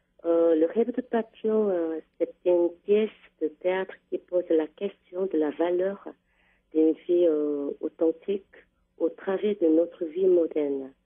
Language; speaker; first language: French; non-native, learner; Korean